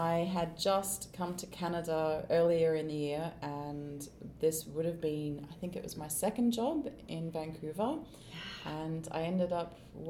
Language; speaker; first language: English; native; English